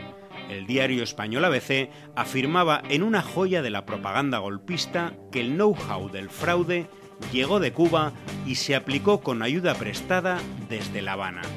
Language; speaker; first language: Spanish; native; Spanish